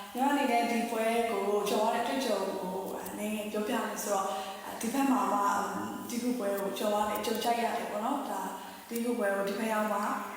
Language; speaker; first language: Burmese; non-native, local second language; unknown